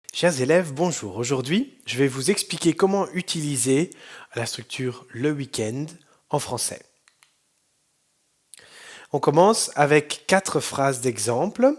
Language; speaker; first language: French; non-native, fluent; Dutch